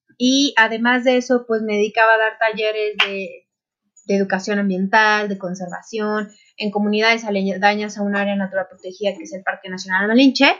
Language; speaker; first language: Spanish; native; Spanish